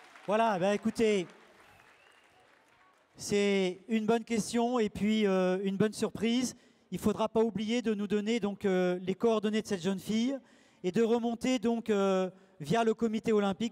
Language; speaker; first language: French; native; French